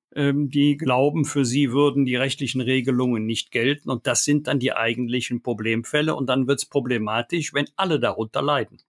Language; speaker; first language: German; native; German